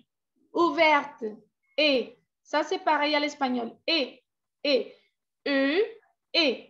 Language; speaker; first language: French; non-native, fluent; Spanish